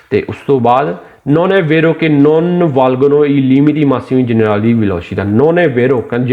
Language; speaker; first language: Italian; non-native, fluent; Punjabi